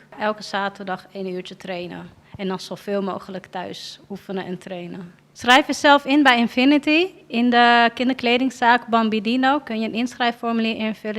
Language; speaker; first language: Dutch; native; Dutch